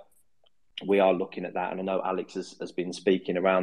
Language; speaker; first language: English; native; English